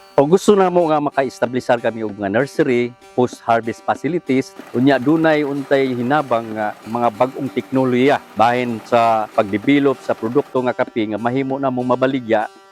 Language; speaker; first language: Cebuano; non-native, local second language; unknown